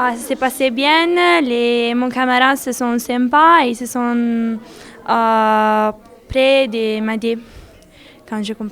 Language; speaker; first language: French; non-native, learner; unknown